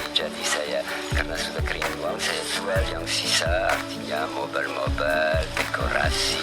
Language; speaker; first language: Indonesian; non-native, learner; French